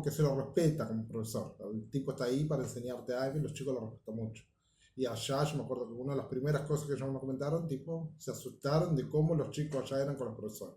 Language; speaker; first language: Spanish; native; Spanish